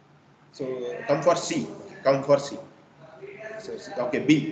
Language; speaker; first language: English; non-native, local second language; Kannada